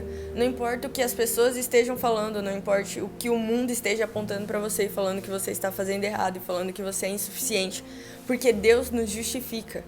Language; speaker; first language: Portuguese; native; Portuguese